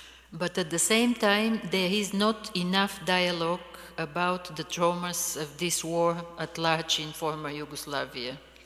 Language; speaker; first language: English; non-native, fluent; Bulgarian